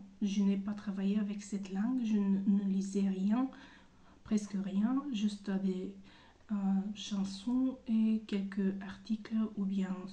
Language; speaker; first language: French; non-native, fluent; Bulgarian